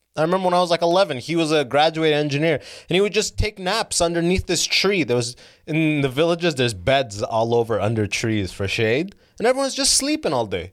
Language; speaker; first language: English; early bilingual, other home language; Arabic